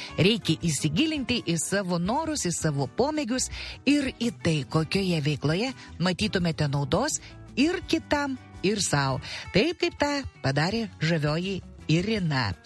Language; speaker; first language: Lithuanian; native; Lithuanian